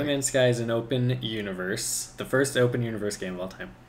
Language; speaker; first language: English; native; English